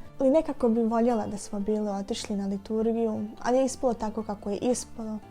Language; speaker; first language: Bosnian; native; Bosnian